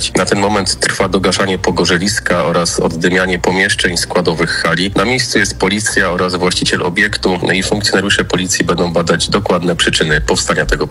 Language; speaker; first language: Polish; native; Polish